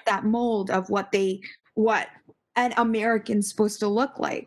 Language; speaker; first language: English; early bilingual, other home language; Tamil